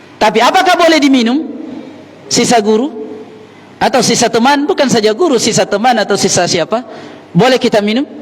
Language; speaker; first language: Malay; non-native, local second language; Buginese